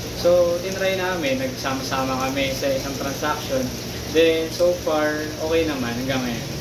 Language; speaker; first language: Filipino; native; Filipino